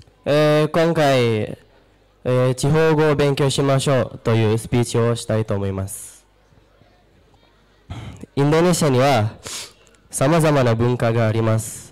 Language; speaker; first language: Japanese; non-native, learner; Sundanese